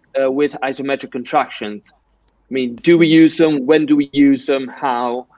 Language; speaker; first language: English; non-native, fluent; Italian